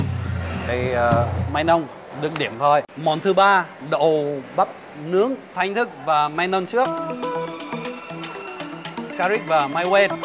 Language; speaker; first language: Vietnamese; native; Vietnamese